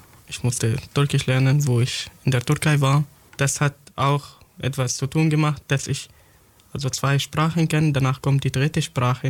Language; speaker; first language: German; non-native, fluent; Arabic